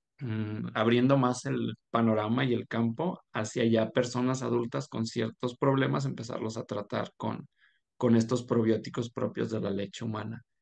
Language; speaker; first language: Spanish; native; Spanish